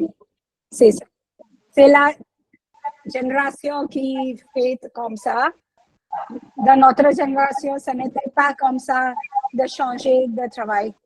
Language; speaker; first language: French; non-native, learner; Hindi